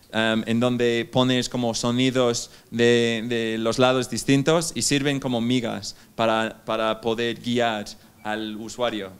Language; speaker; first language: Spanish; non-native, fluent; English